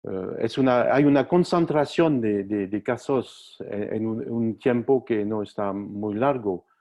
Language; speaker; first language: Spanish; non-native, learner; French